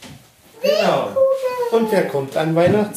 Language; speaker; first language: German; native; German